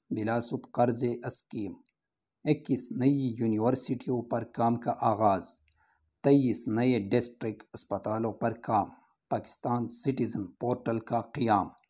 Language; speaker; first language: Urdu; non-native, local second language; Pashto